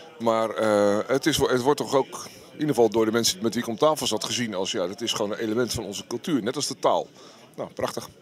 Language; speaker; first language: Dutch; native; Dutch